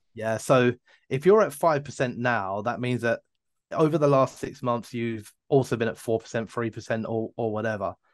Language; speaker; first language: English; native; English